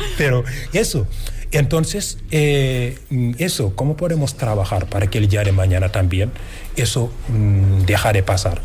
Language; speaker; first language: Spanish; non-native, fluent; Wolof